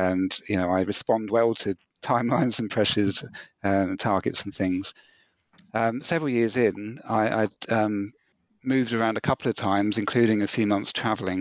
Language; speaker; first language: English; native; English